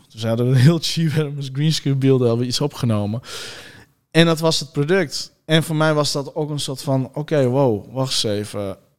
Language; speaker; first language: Dutch; early bilingual, other home language; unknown